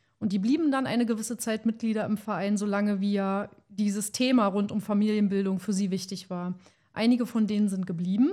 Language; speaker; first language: German; native; German